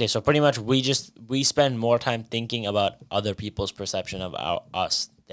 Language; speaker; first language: English; native; English